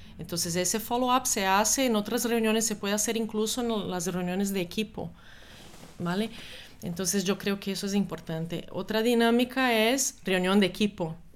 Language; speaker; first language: Spanish; non-native, fluent; Portuguese